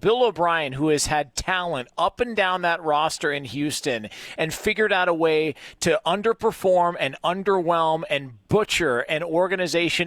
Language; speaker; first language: English; native; English